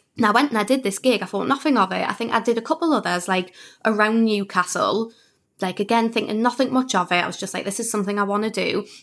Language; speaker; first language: English; native; English